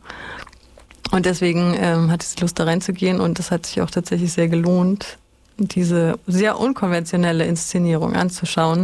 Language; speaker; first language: German; native; German